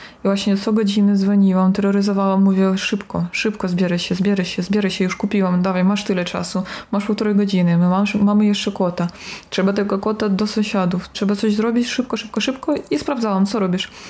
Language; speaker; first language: Polish; non-native, fluent; Russian